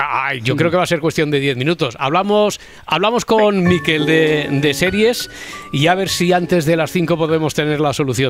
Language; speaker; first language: Spanish; native; Spanish